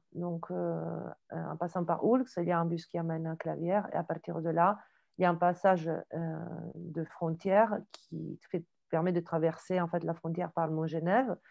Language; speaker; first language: French; non-native, fluent; Italian